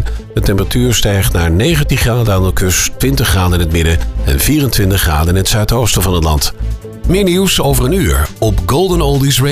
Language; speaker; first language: Dutch; native; Dutch